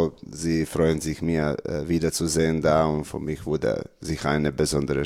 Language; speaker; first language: German; non-native, learner; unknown